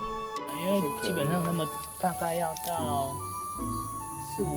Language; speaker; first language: Chinese; native; Chinese